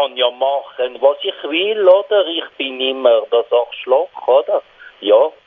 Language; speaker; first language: German; non-native, local second language; French